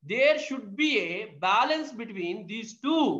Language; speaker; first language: English; non-native, local second language; Kannada